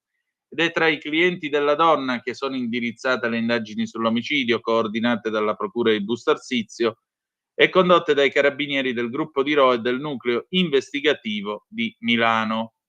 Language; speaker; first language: Italian; native; Italian